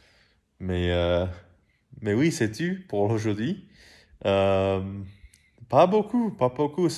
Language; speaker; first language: French; non-native, learner; English